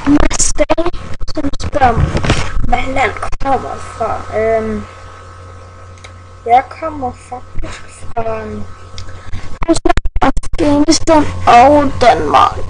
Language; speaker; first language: Danish; early bilingual, other home language; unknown